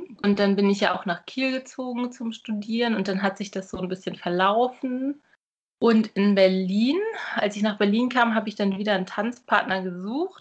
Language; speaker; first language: German; native; German